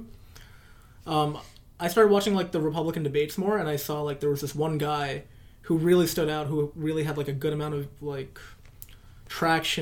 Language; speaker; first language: English; native; English